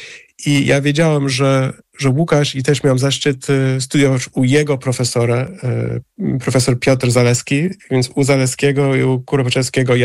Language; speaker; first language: Polish; non-native, fluent; English